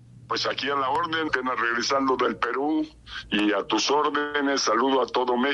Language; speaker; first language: Spanish; native; Spanish